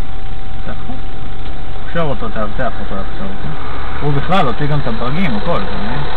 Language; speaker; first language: Hebrew; native; Hebrew